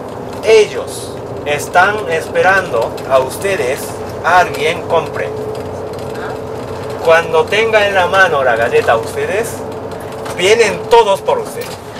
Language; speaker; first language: Spanish; non-native, learner; Japanese